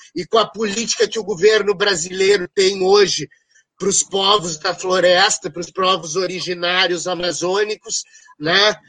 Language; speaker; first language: Portuguese; native; Portuguese